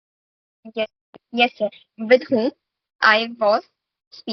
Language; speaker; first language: English; non-native, learner; Hindi